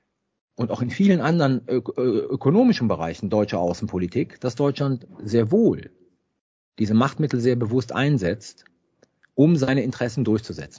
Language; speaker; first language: German; native; German